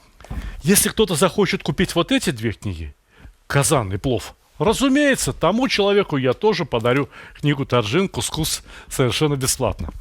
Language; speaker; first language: Russian; native; Russian